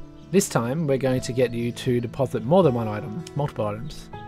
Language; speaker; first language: English; native; English